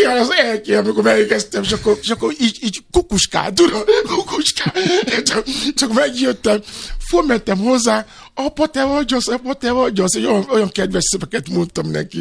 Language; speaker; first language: Hungarian; non-native, learner; Yoruba